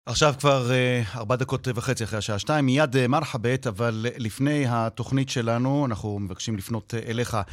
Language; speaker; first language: Hebrew; native; Hebrew